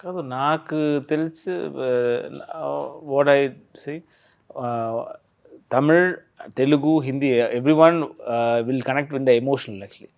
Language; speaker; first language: Telugu; non-native, learner; Tamil